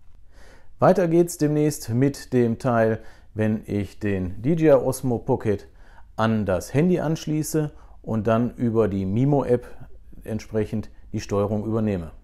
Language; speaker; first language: German; native; German